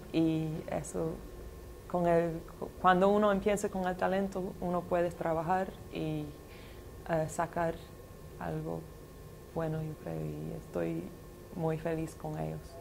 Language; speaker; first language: Spanish; non-native, fluent; English